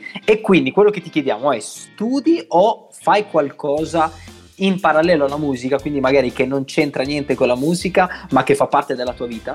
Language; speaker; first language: Italian; native; Italian